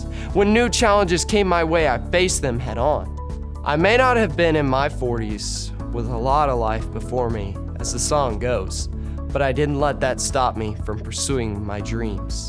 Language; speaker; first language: English; native; English